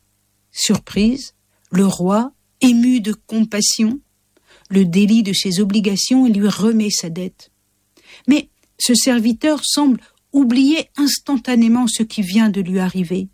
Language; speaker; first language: French; native; French